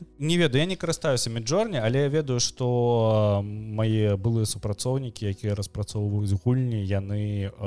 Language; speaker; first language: Belarusian; non-native, local second language; Russian